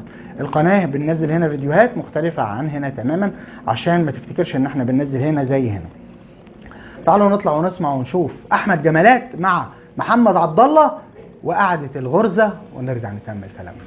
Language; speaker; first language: Arabic; native; Arabic